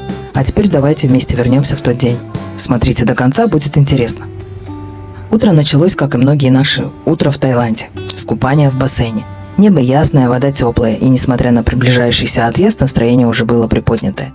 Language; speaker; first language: Russian; native; Russian